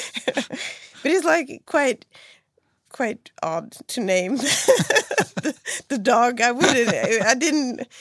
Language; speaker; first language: English; non-native, fluent; Swedish